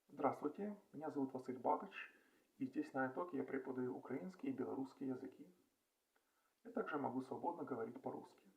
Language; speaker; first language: Russian; non-native, local second language; Ukrainian